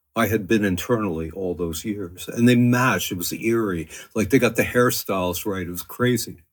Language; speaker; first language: English; early bilingual, other home language; French